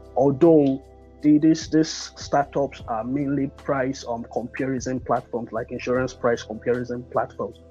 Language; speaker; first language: English; non-native, local second language; Yoruba